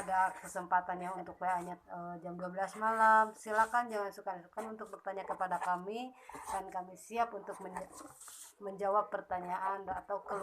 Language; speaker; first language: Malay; non-native, local second language; Sundanese